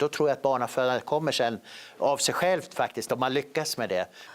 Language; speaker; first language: Swedish; native; Swedish